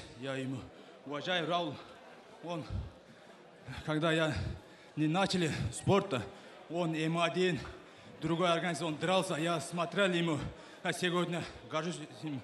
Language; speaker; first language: Russian; non-native, local second language; Kyrgyz